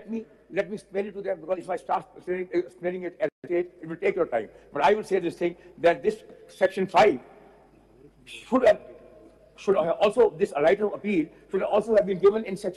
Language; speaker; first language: English; non-native, local second language; Urdu